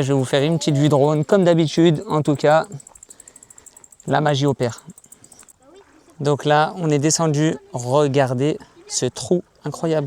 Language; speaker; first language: French; native; French